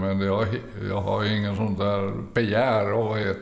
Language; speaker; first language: Swedish; early bilingual, other home language; Finnish